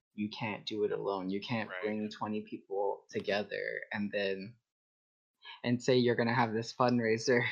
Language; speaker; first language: English; native; English